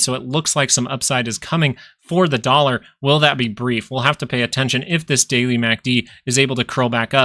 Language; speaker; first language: English; native; English